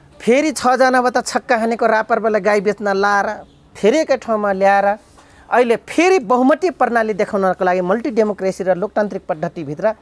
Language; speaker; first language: Nepali; non-native, local second language; Dangaura Tharu